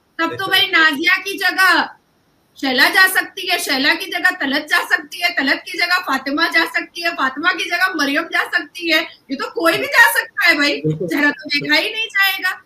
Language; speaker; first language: Hindi; native; Hindi